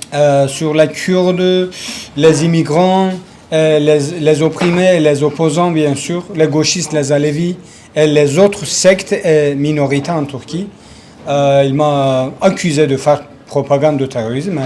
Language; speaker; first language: French; non-native, learner; Kurdish